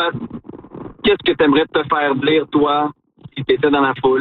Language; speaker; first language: French; native; French